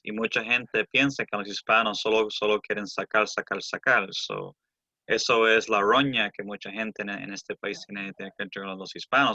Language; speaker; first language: Spanish; early bilingual, heritage; Spanish